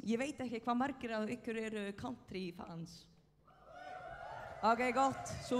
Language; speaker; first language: Icelandic; non-native, learner; Faroese